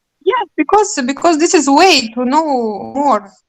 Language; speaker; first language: English; non-native, learner; Russian